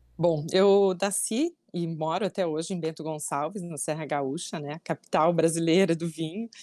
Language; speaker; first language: Portuguese; native; Portuguese